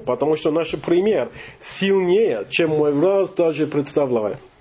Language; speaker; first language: Russian; non-native, fluent; English